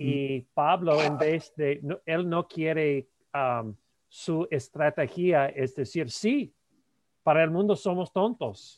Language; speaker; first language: Spanish; non-native, fluent; English